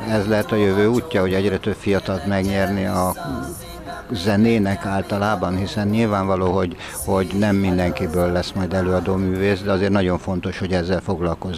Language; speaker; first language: Hungarian; native; Hungarian